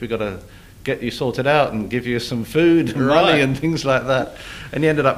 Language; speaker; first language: English; native; English